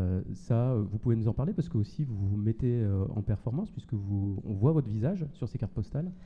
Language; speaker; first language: French; native; French